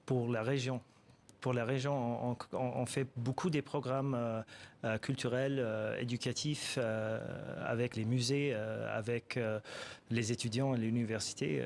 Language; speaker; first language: French; non-native, fluent; Arabic